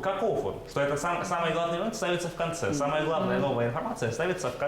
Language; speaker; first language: Russian; native; Russian